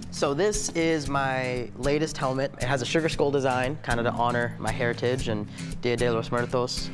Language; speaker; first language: English; native; English